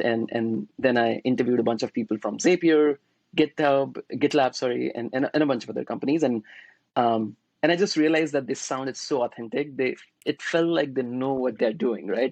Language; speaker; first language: English; non-native, local second language; Hindi